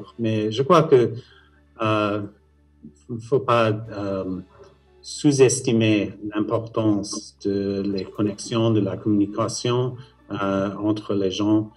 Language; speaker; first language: French; non-native, fluent; English